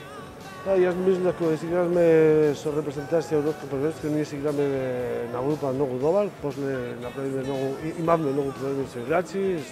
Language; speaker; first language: Macedonian; non-native, learner; Spanish